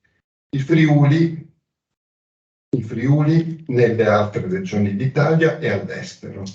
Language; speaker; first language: Italian; native; Italian